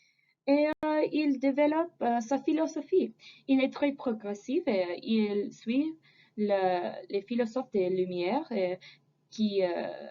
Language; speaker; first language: French; non-native, fluent; English